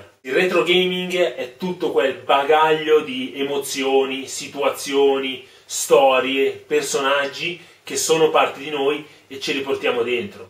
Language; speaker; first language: Italian; native; Italian